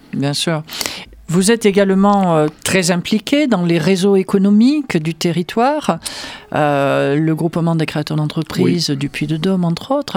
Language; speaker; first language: French; native; French